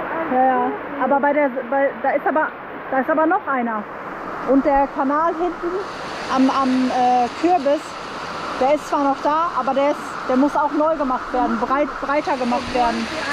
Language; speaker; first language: German; native; German